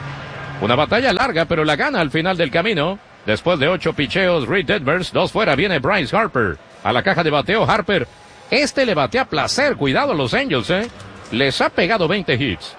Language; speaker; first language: Spanish; native; Spanish